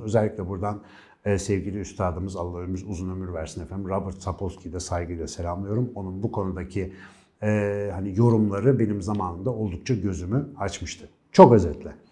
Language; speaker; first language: Turkish; native; Turkish